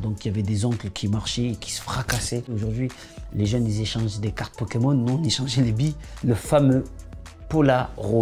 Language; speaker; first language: French; native; French